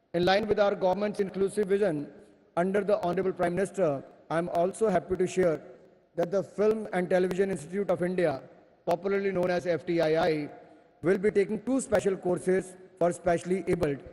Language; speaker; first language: English; non-native, local second language; Hindi